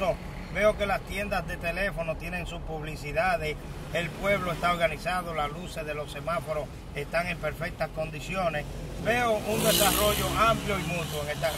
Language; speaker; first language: Spanish; native; Spanish